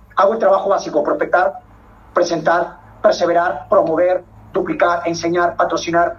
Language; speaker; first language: Spanish; native; Spanish